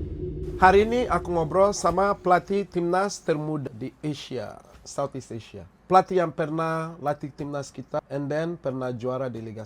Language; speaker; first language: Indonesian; non-native, fluent; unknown